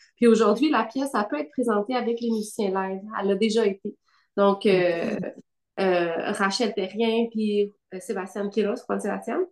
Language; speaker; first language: French; native; French